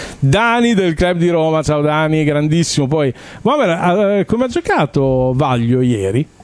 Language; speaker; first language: Italian; native; Italian